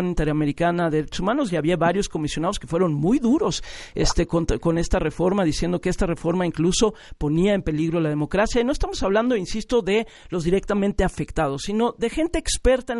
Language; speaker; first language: Spanish; native; Spanish